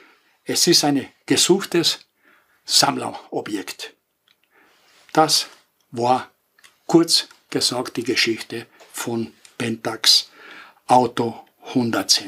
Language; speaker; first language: German; non-native, fluent; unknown